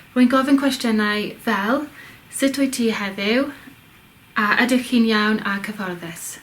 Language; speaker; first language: Welsh; non-native, local second language; English